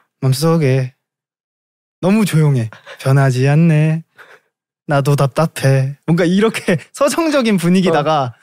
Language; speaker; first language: Korean; native; Korean